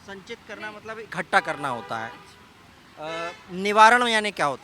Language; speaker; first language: Hindi; native; Hindi